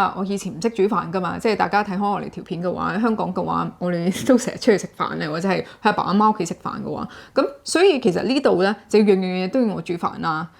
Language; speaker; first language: Cantonese; native; Cantonese